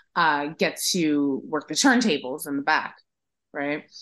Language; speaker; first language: English; native; English